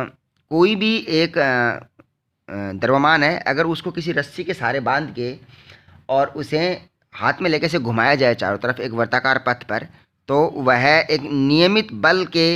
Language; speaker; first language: Hindi; native; Hindi